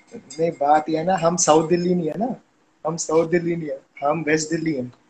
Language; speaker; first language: Hindi; native; Hindi